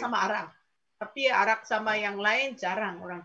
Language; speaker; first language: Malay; non-native, fluent; Korean